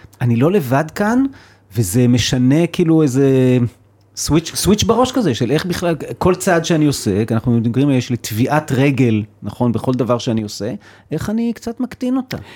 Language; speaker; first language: Hebrew; native; Hebrew